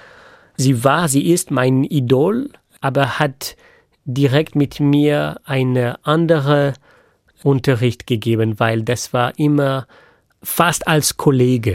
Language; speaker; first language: German; non-native, fluent; French